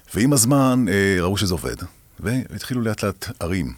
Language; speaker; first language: Hebrew; native; Hebrew